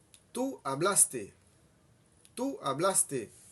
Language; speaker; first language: Spanish; non-native, fluent; Haitian Creole